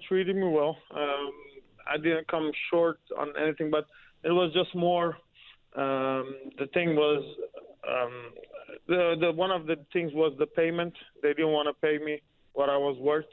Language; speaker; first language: English; non-native, fluent; Dutch